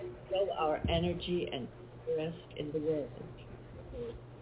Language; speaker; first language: English; non-native, fluent; Czech